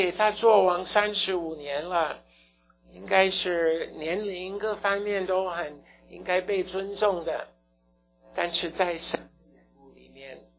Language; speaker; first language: Chinese; non-native, fluent; English